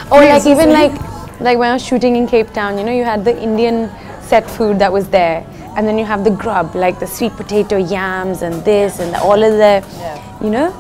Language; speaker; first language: English; native; English